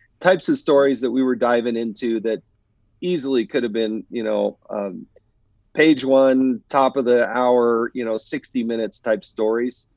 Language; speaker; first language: English; native; English